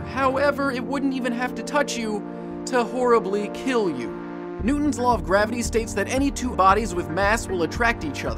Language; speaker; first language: English; native; English